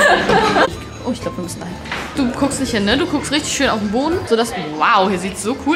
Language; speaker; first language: German; native; German